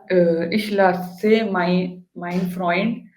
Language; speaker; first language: German; non-native, learner; Hindi